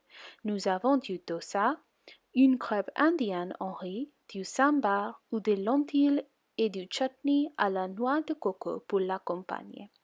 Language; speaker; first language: French; non-native, learner; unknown